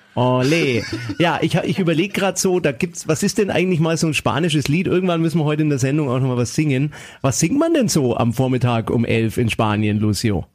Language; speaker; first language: German; native; German